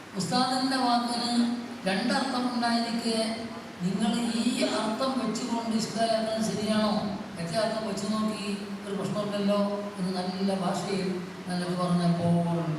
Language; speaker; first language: Malayalam; native; Malayalam